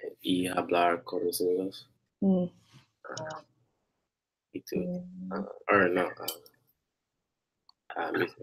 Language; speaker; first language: Spanish; non-native, learner; English